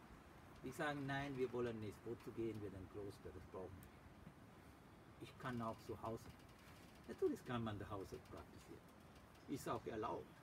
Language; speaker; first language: German; non-native, fluent; Sinhala